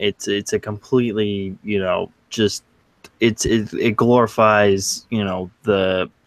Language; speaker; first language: English; native; English